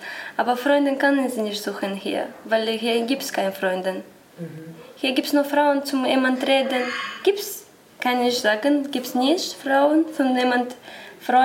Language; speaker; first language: German; non-native, learner; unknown